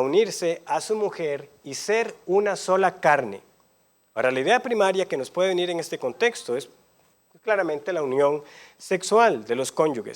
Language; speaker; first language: Spanish; native; Spanish